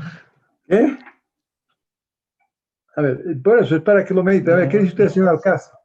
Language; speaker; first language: Spanish; native; Spanish